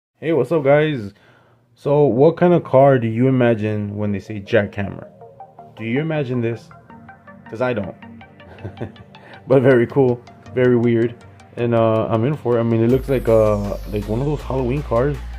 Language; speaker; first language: English; early bilingual, other home language; Spanish